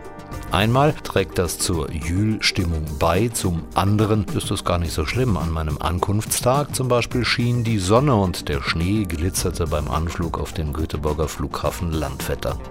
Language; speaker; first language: German; native; German